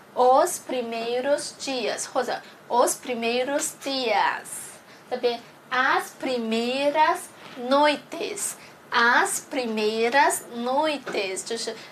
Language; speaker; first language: Portuguese; non-native, fluent; Chinese